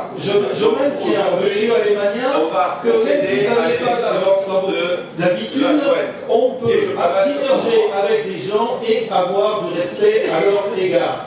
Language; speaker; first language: French; native; French